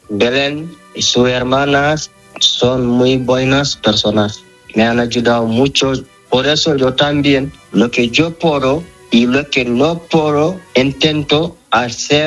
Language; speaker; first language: Spanish; non-native, learner; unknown